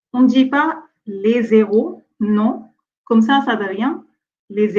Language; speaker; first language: French; non-native, fluent; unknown